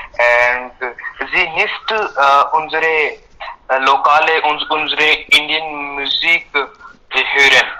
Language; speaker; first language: German; non-native, learner; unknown